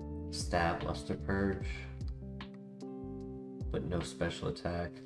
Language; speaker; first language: English; native; English